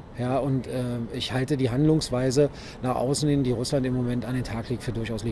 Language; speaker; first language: German; native; German